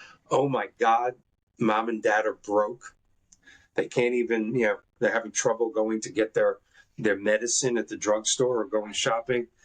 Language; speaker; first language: English; native; English